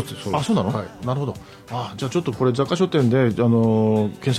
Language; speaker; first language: Japanese; native; Japanese